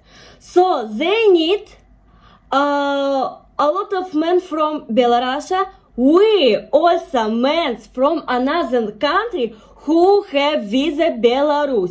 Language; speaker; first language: English; non-native, learner; Russian